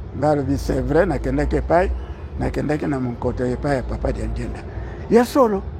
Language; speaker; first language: Lingala; non-native, local second language; Kongo